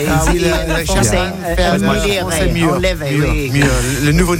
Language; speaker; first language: French; non-native, learner; English